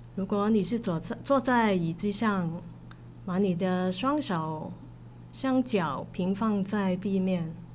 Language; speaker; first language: Chinese; non-native, local second language; Cantonese